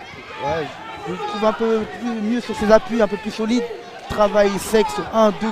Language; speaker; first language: French; native; French